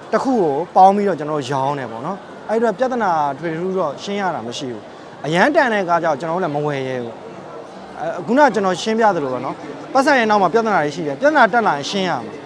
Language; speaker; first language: Burmese; native; Burmese